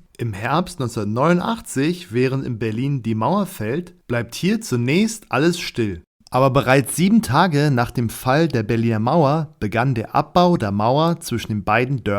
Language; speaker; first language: German; native; German